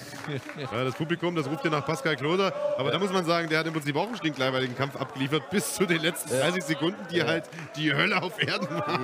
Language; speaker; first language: German; native; German